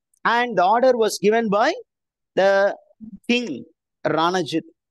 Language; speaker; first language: English; non-native, local second language; Tamil